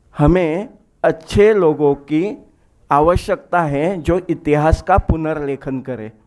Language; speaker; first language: Hindi; non-native, local second language; Marathi